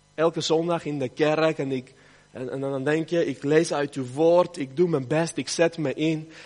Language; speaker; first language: Dutch; early bilingual, other home language; Armenian